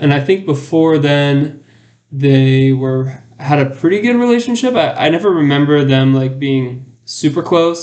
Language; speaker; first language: English; native; English